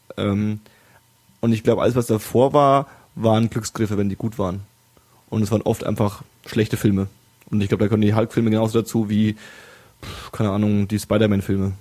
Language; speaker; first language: German; native; German